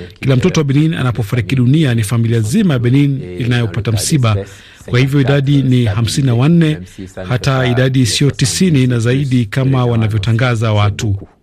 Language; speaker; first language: Swahili; native; Swahili